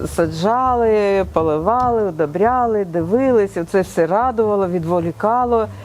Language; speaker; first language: Ukrainian; non-native, local second language; Russian